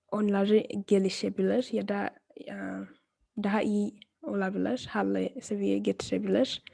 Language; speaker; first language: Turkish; non-native, fluent; English